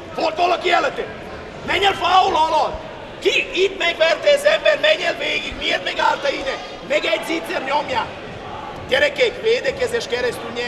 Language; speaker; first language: Hungarian; non-native, learner; Serbian